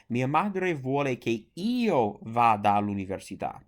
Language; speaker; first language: Italian; non-native, fluent; English